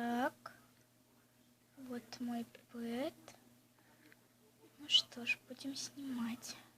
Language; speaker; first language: Russian; native; Russian